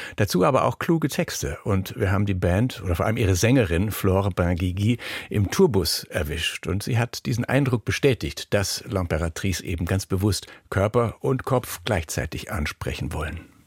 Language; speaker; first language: German; native; German